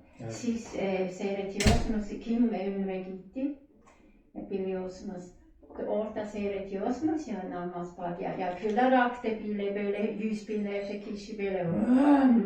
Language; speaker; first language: Turkish; non-native, learner; German